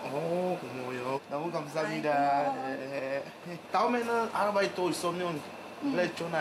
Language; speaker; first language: Korean; non-native, learner; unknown